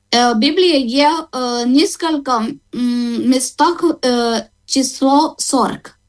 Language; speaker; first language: Ukrainian; non-native, learner; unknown